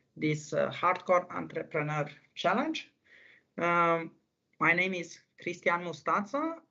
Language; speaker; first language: English; non-native, fluent; Romanian